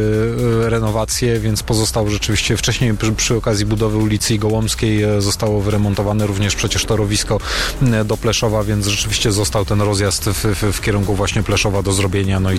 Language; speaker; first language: Polish; native; Polish